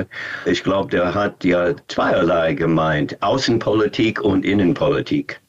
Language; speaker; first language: German; non-native, fluent; English